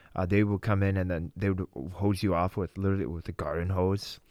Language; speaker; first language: English; early bilingual, other home language; Russian